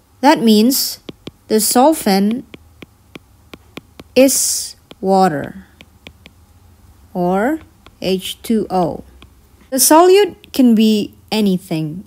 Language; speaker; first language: English; non-native, fluent; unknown